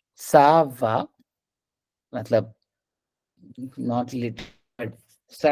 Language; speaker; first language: French; non-native, fluent; Hindi